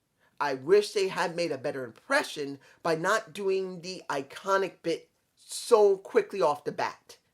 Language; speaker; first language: English; native; English